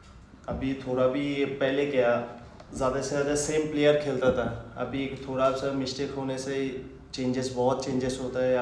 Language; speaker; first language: Hindi; non-native, local second language; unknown